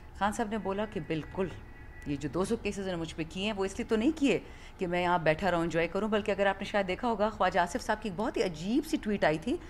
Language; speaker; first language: Urdu; non-native, local second language; Pashto